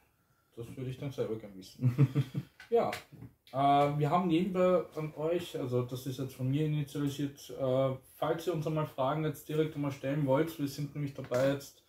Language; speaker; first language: German; native; German